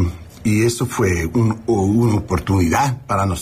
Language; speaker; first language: Spanish; early bilingual, heritage; English